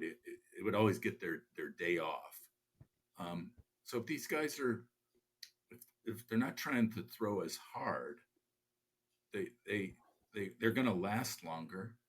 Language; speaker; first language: English; native; English